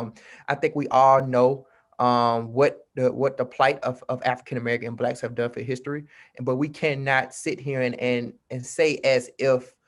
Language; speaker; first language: English; native; English